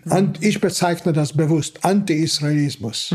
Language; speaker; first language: German; non-native, fluent; Hungarian